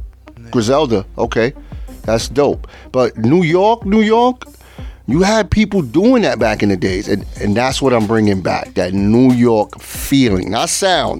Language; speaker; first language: English; early bilingual, other home language; Spanish